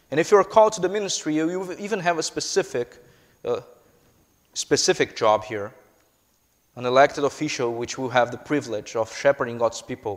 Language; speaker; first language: English; non-native, fluent; Portuguese